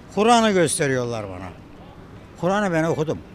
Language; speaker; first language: Turkish; native; Turkish